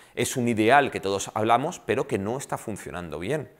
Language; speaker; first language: Spanish; native; Spanish